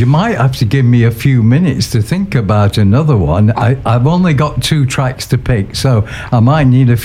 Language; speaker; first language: English; native; English